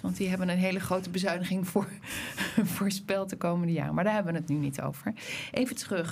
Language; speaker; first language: Dutch; native; Dutch